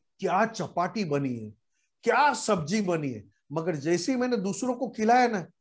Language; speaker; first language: Hindi; non-native, local second language; Gujarati